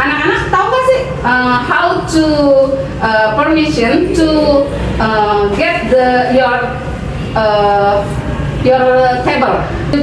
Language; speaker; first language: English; non-native, learner; Indonesian